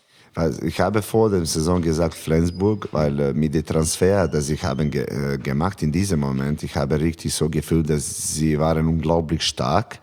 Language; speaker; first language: German; non-native, learner; Serbian